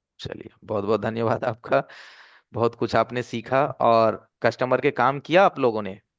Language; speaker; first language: Hindi; native; Hindi